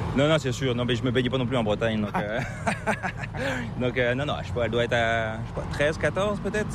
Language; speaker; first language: French; native; French